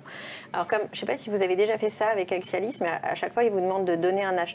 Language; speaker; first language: French; native; French